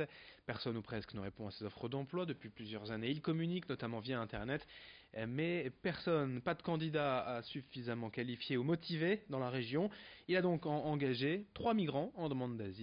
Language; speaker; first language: French; native; French